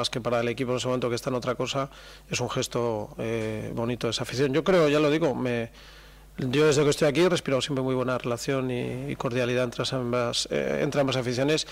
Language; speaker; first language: Spanish; native; Spanish